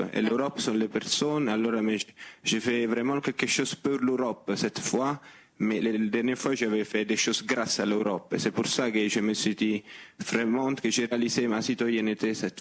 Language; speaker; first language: French; non-native, fluent; Italian